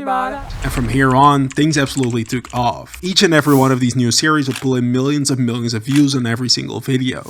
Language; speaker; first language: English; native; English